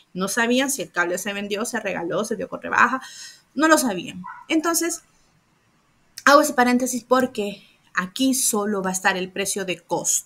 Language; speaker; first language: Spanish; native; Spanish